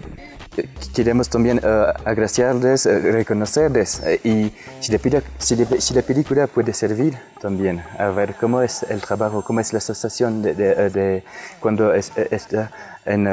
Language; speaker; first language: Spanish; non-native, fluent; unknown